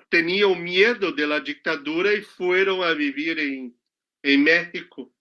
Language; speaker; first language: Spanish; non-native, learner; Portuguese